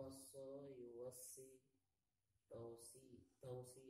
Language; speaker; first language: Arabic; non-native, learner; Indonesian